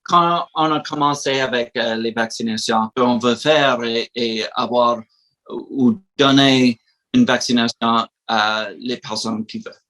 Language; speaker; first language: French; non-native, learner; English